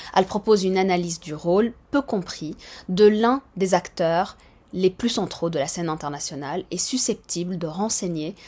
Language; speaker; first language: French; non-native, fluent; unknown